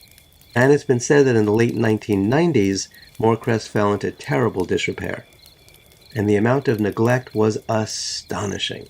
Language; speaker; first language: English; native; English